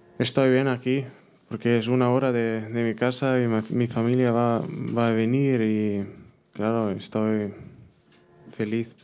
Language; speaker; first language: Spanish; non-native, fluent; German